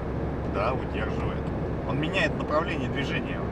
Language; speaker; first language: Russian; native; Russian